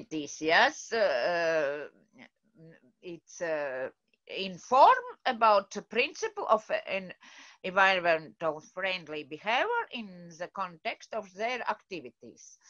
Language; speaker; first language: English; non-native, learner; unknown